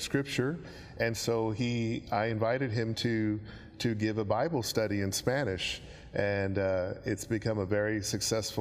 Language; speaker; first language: English; native; English